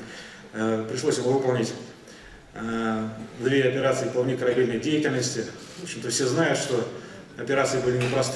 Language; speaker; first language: Russian; native; Russian